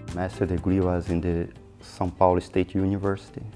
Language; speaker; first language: English; non-native, fluent; Portuguese